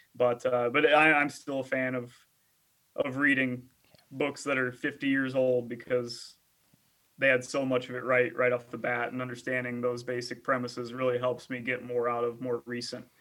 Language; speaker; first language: English; native; English